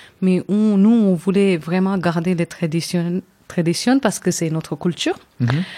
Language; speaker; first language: French; non-native, fluent; Tamil